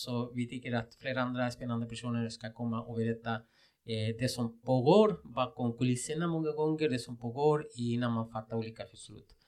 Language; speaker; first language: Swedish; non-native, fluent; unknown